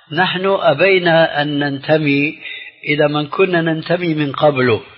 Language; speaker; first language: Arabic; early bilingual, other home language; Albanian